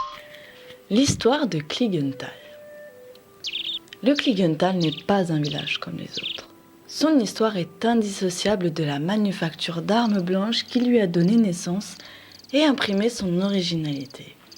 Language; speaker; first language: French; native; French